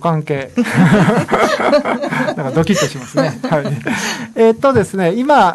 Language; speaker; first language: Japanese; native; Japanese